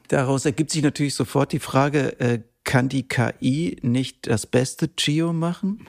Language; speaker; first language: German; native; German